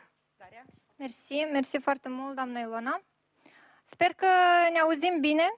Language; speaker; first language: Romanian; native; Romanian